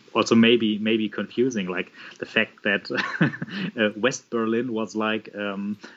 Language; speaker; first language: English; non-native, fluent; German